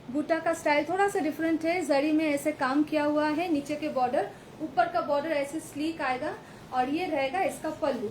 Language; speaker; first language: Hindi; non-native, local second language; Bangla